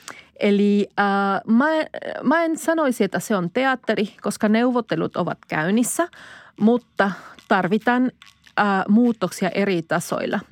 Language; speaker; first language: Finnish; non-native, fluent; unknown